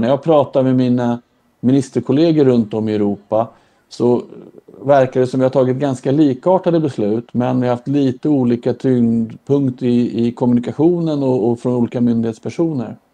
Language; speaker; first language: Swedish; native; Swedish